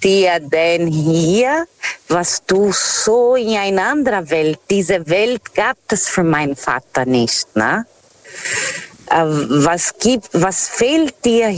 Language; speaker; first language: German; non-native, fluent; Portuguese